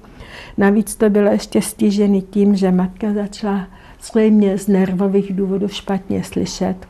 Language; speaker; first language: Czech; non-native, local second language; German